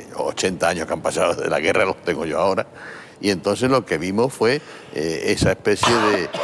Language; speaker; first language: Spanish; native; Spanish